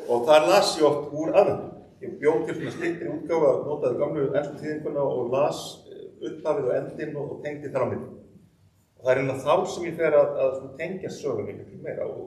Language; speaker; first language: Icelandic; native; Icelandic